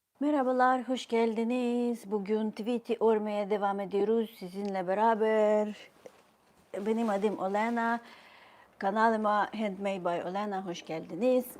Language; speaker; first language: Turkish; non-native, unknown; Ukrainian